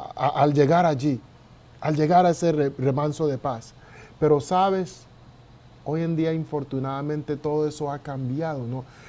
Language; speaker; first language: Spanish; native; Spanish